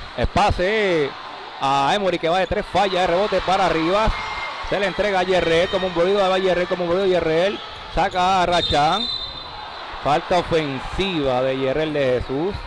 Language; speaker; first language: Spanish; native; Spanish